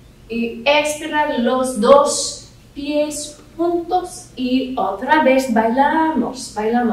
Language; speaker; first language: Spanish; non-native, learner; English